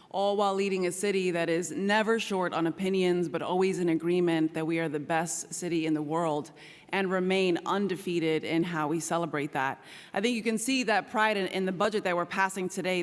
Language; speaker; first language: English; native; English